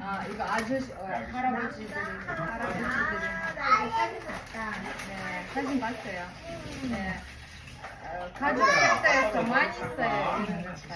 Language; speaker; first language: Korean; non-native, learner; Kazakh